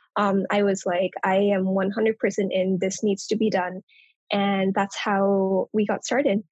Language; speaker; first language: English; non-native, local second language; Nepali